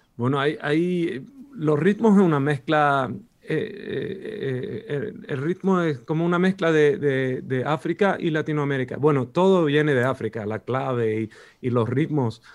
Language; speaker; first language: Spanish; non-native, fluent; Swedish